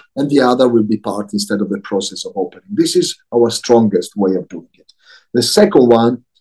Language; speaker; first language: English; non-native, fluent; Italian